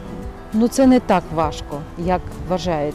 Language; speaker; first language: Ukrainian; non-native, fluent; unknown